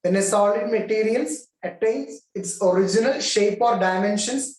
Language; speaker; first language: English; non-native, local second language; Malayalam